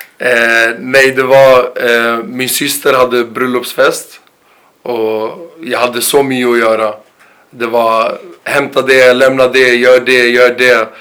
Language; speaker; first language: Swedish; early bilingual, other home language; Arabic